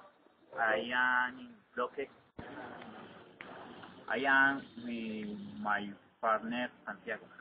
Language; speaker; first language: English; non-native, learner; Spanish